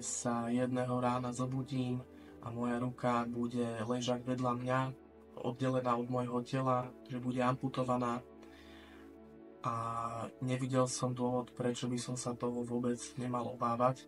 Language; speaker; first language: Slovak; native; Slovak